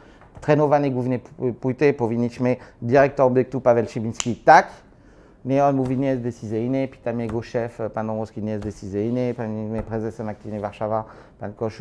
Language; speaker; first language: Polish; non-native, learner; French